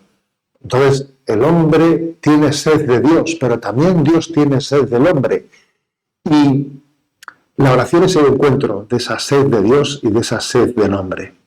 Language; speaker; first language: Spanish; native; Spanish